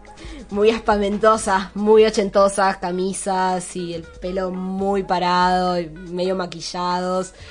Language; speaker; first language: Spanish; native; Spanish